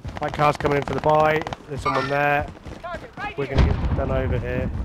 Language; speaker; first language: English; native; English